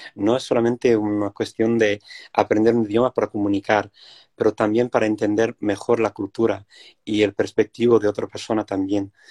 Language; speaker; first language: Spanish; non-native, fluent; English